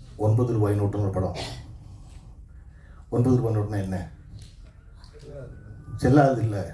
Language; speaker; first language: Tamil; native; Tamil